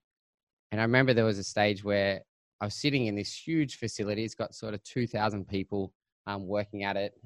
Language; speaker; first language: English; native; English